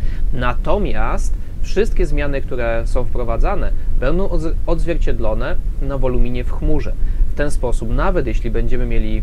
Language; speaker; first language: Polish; native; Polish